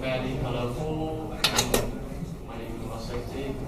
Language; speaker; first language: English; non-native, learner; Vietnamese